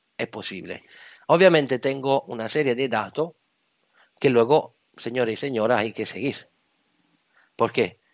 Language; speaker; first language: Spanish; non-native, fluent; Italian